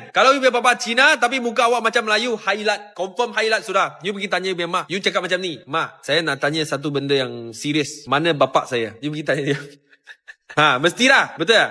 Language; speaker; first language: Malay; non-native, local second language; Chinese